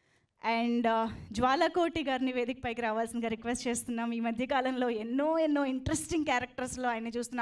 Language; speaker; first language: Telugu; native; Telugu